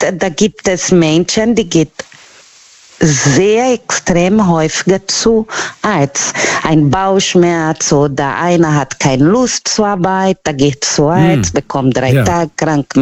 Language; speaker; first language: German; non-native, learner; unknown